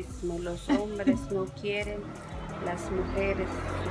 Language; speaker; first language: Spanish; non-native, local second language; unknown